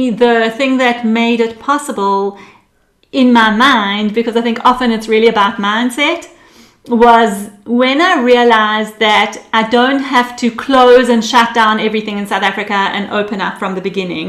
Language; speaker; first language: English; early bilingual, other home language; Hebrew